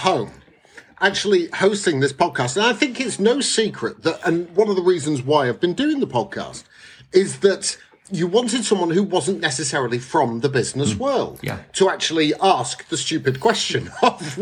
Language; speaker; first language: English; native; English